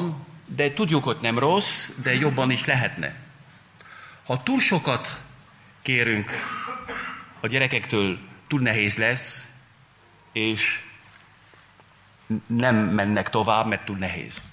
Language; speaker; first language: Hungarian; non-native, fluent; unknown